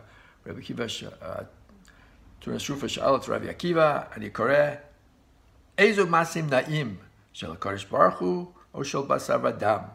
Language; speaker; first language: Hebrew; non-native, fluent; English